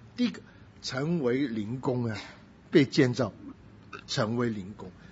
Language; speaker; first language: Chinese; non-native, local second language; Cantonese